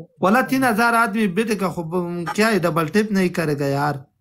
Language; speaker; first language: Hindi; non-native, local second language; Pashto